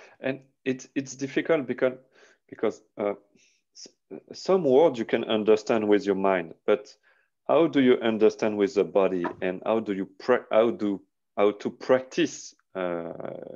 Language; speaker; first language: English; non-native, learner; French